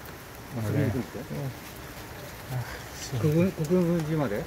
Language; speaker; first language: Japanese; native; Japanese